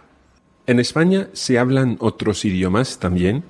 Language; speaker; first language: Spanish; non-native, fluent; English